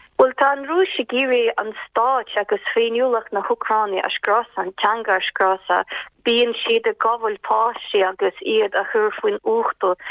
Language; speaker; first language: Irish; non-native, fluent; Ukrainian